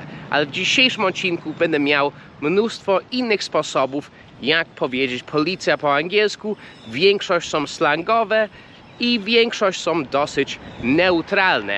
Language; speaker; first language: Polish; non-native, fluent; English